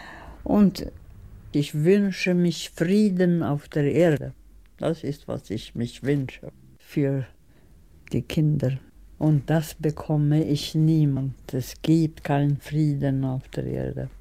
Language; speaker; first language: German; non-native, fluent; Swedish